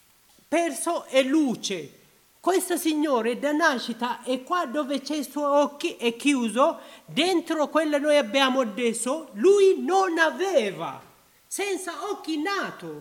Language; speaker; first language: Italian; non-native, learner; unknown